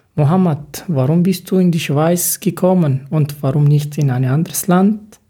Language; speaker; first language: German; non-native, learner; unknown